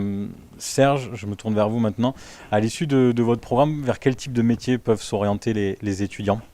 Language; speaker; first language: French; native; French